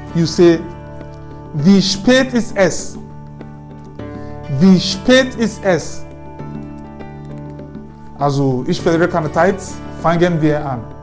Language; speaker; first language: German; non-native, fluent; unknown